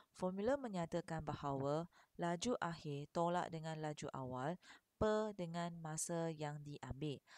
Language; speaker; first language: Malay; non-native, local second language; Chinese